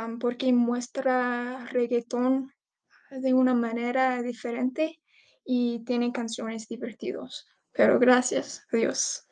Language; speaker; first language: Spanish; non-native, learner; English